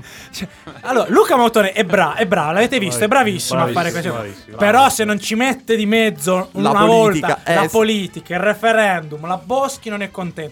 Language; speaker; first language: Italian; native; Italian